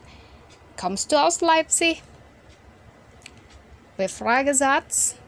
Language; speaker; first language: German; non-native, fluent; Indonesian